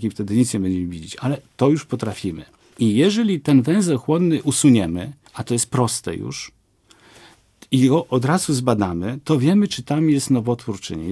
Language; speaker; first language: Polish; native; Polish